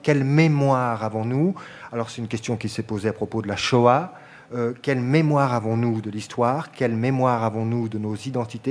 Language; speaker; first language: French; native; French